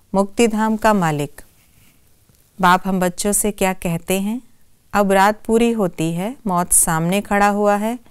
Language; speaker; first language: Hindi; native; Hindi